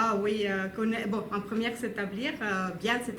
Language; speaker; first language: French; non-native, learner; Spanish